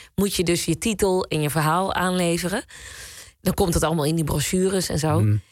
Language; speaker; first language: Dutch; native; Dutch